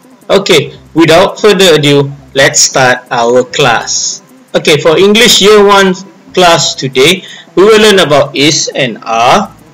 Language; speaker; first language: English; non-native, local second language; Malay